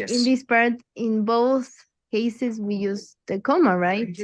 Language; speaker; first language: English; non-native, learner; Spanish